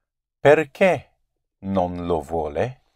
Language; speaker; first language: Italian; non-native, learner; English